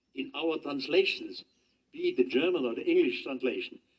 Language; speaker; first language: English; non-native, fluent; German